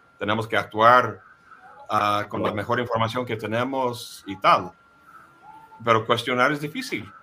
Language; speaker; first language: Spanish; non-native, fluent; English